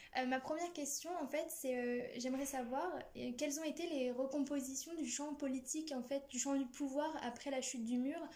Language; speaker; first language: French; native; French